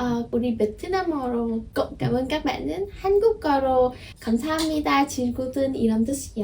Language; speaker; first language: Korean; non-native, learner; Vietnamese